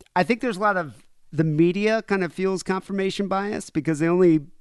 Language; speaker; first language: English; native; English